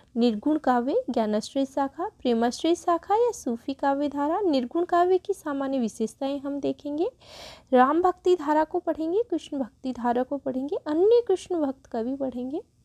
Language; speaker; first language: Hindi; native; Hindi